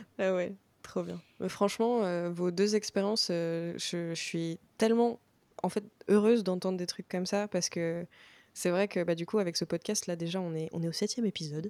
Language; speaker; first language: French; native; French